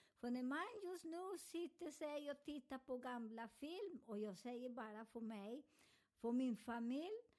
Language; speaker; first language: Swedish; non-native, learner; Spanish